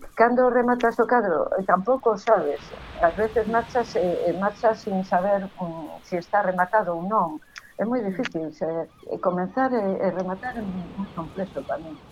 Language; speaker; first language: Galician; non-native, local second language; Spanish